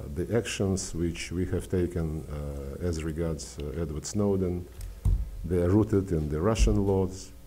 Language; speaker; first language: English; non-native, fluent; Russian